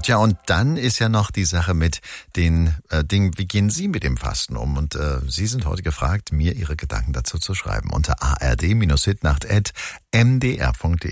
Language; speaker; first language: German; native; German